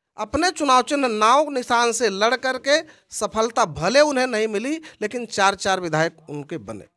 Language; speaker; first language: Hindi; native; Hindi